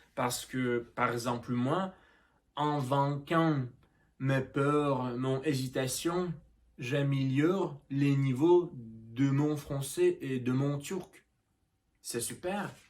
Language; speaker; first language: French; non-native, learner; Russian